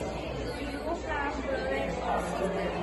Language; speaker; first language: English; non-native, learner; Spanish